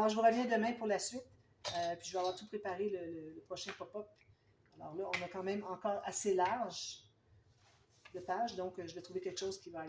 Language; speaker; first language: French; native; French